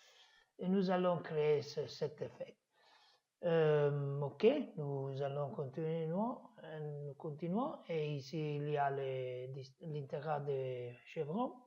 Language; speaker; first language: French; non-native, fluent; Italian